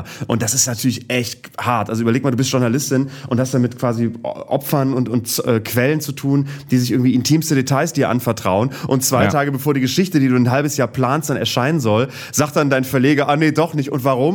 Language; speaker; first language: German; native; German